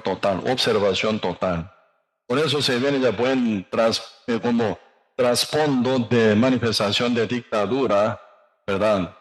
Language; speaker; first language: Spanish; non-native, learner; Korean